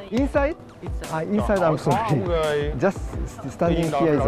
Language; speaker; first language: English; non-native, fluent; Japanese